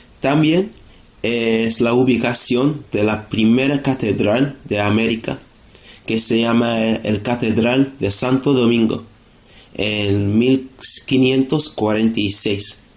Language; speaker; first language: Spanish; non-native, fluent; English